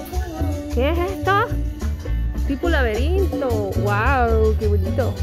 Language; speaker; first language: Spanish; native; Spanish